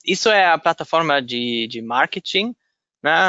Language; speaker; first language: Portuguese; non-native, fluent; German